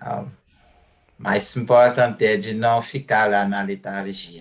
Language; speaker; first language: Portuguese; non-native, fluent; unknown